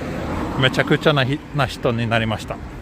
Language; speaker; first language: Japanese; non-native, fluent; Swedish